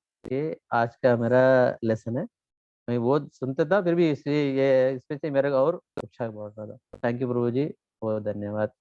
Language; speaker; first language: Hindi; non-native, local second language; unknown